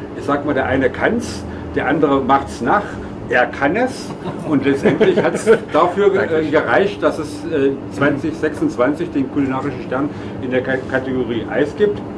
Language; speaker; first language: German; native; German